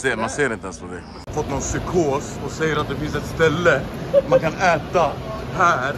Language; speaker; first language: Swedish; native; Swedish